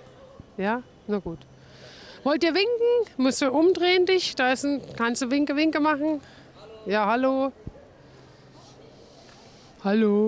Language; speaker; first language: German; native; German